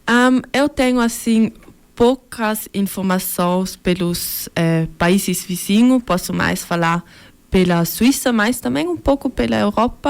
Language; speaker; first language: Portuguese; early bilingual, heritage; Portuguese